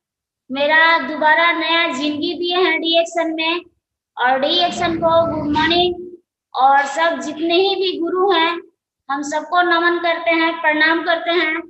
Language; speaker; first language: Hindi; non-native, local second language; Bhojpuri